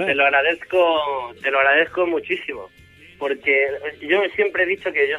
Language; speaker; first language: Spanish; native; Spanish